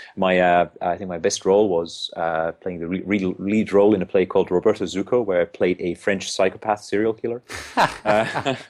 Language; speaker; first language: English; non-native, fluent; Finnish